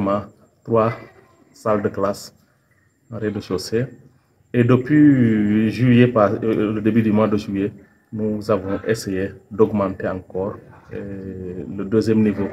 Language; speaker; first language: French; non-native, local second language; Serer